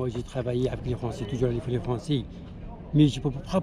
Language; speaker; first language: French; non-native, learner; Arabic